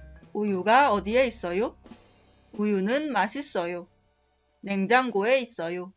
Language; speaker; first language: Korean; non-native, fluent; Spanish